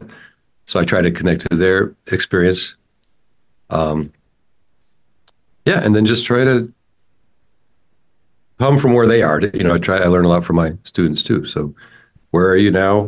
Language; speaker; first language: English; native; English